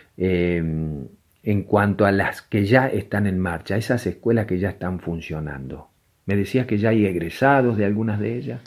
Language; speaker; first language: Spanish; native; Spanish